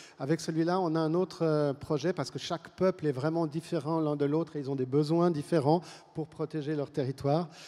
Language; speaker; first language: French; native; French